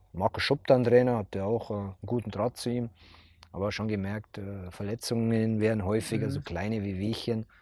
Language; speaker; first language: German; native; German